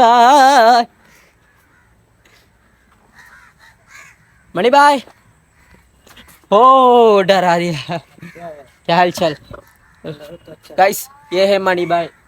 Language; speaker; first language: Hindi; non-native, local second language; Malayalam